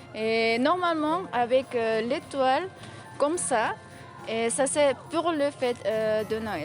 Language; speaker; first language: French; non-native, fluent; Spanish